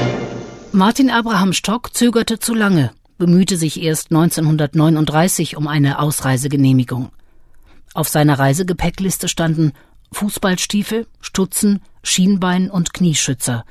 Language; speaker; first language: German; native; German